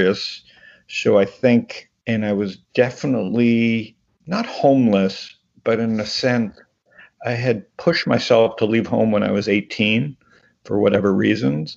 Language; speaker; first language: English; native; English